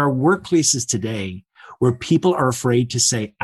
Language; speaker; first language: English; native; English